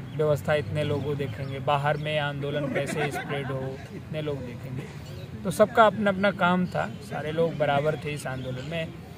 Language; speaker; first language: Hindi; native; Hindi